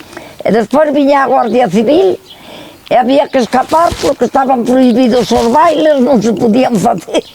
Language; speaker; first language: Galician; native; Galician